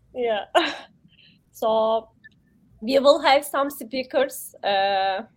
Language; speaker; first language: English; non-native, learner; Turkish